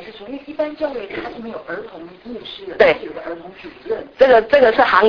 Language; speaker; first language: Chinese; native; Chinese